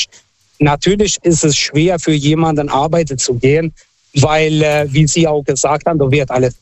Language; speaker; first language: German; non-native, fluent; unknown